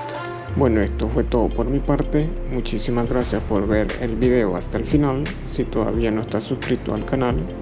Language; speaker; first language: Spanish; native; Spanish